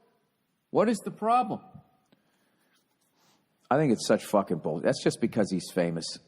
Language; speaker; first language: English; native; English